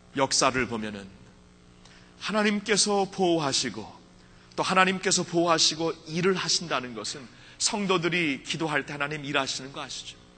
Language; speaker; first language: Korean; early bilingual, heritage; Korean